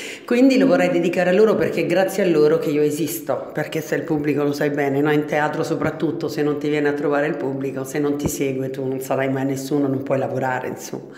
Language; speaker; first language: Italian; native; Italian